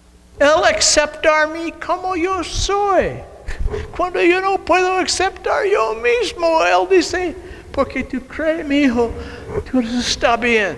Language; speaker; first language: Spanish; non-native, learner; English